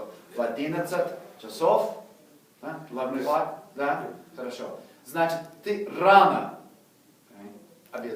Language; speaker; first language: Russian; non-native, fluent; English